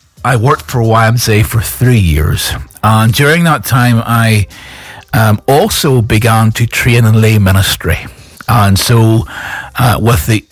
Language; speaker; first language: English; native; English